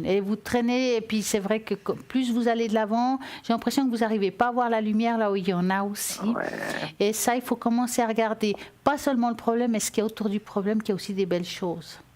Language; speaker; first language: French; native; French